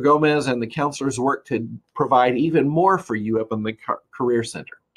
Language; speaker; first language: English; native; English